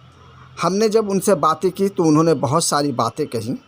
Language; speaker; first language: Hindi; native; Hindi